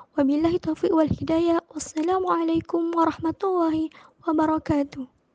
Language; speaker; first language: Arabic; non-native, learner; Malay